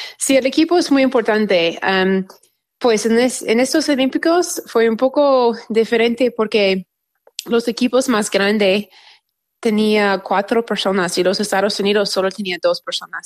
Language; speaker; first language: Spanish; non-native, learner; English